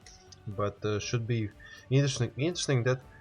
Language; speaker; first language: English; non-native, learner; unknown